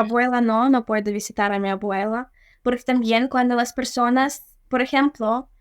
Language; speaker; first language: Spanish; non-native, fluent; Ukrainian